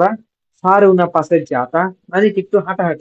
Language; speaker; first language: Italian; non-native, fluent; Bangla